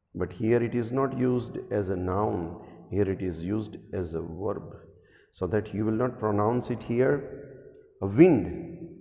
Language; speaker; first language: English; non-native, local second language; Gujarati